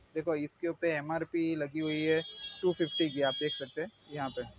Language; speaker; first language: Hindi; non-native, local second language; Gujarati